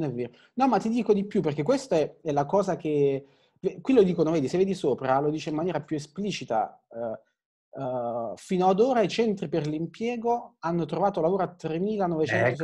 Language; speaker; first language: Italian; native; Italian